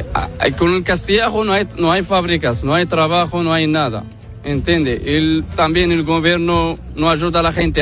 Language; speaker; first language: Spanish; non-native, learner; Arabic